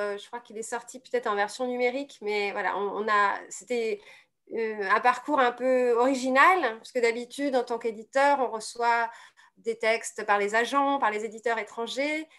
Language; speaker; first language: French; native; French